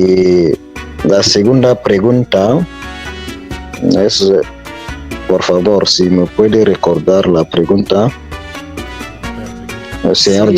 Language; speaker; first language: Spanish; non-native, fluent; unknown